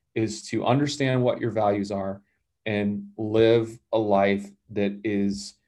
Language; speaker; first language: English; native; English